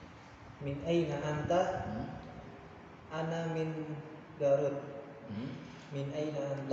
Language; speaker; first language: Arabic; non-native, learner; Indonesian